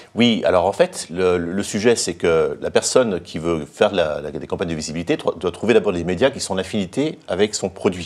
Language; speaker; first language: French; native; French